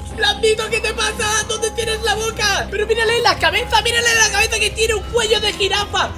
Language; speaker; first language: Spanish; native; Spanish